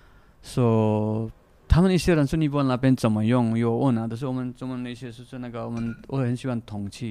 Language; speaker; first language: Chinese; non-native, fluent; Nepali